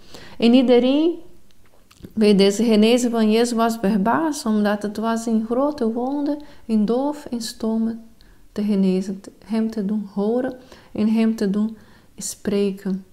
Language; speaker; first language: Dutch; non-native, fluent; Portuguese